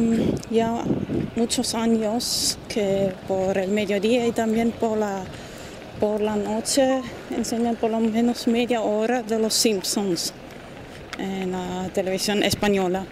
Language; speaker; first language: Spanish; non-native, fluent; German